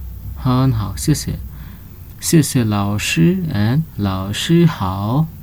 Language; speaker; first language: Chinese; non-native, fluent; Nepali